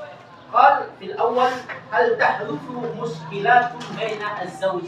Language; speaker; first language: Arabic; non-native, local second language; Indonesian